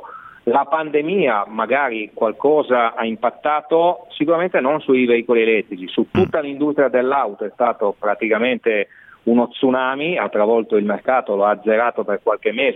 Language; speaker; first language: Italian; native; Italian